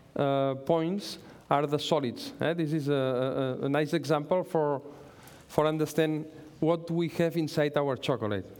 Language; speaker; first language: English; non-native, learner; Spanish